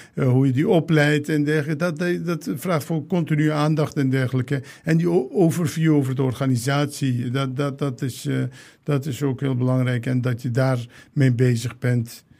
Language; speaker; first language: Dutch; early bilingual, other home language; Turkish